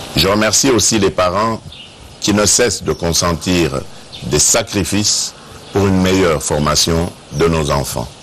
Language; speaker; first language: French; non-native, local second language; Luba-Lulua